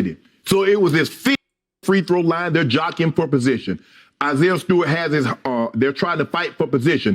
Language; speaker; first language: English; native; English